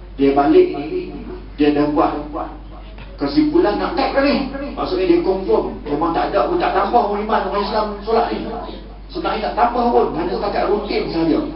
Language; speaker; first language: Malay; native; Malay